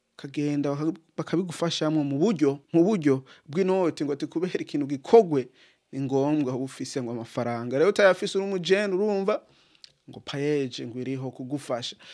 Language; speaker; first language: Rundi; native; Rundi